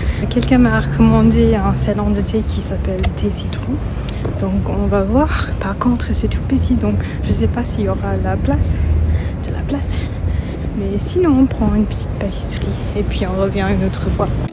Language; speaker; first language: French; non-native, fluent; English